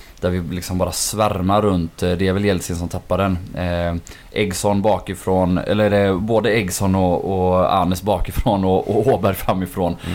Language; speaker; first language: Swedish; native; Swedish